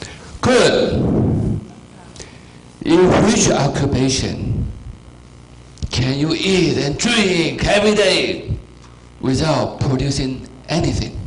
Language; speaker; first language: English; non-native, fluent; Chinese